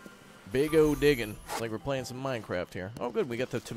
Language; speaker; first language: English; native; English